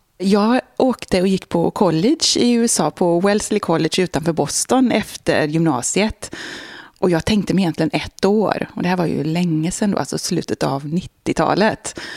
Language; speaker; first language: Swedish; native; Swedish